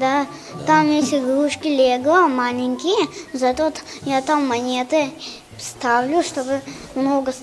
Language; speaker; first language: Russian; non-native, local second language; Tajik